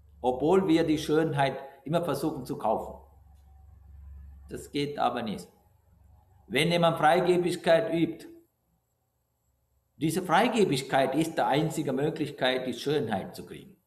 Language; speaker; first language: German; non-native, fluent; Sinhala